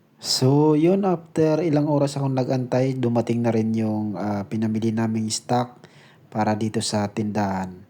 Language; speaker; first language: Filipino; non-native, local second language; Cebuano